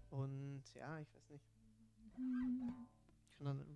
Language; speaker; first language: German; non-native, fluent; Italian